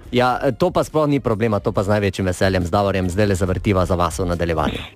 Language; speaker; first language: Slovenian; native; Slovenian